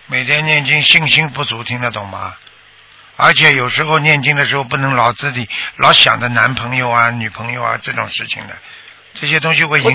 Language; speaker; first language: Chinese; native; Chinese